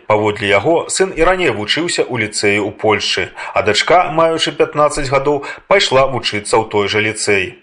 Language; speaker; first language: Belarusian; native; Belarusian